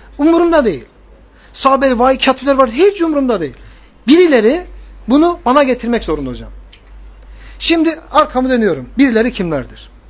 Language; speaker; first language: Turkish; native; Turkish